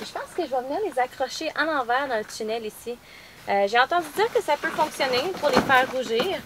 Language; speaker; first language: French; native; French